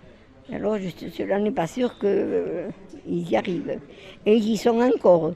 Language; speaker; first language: French; native; French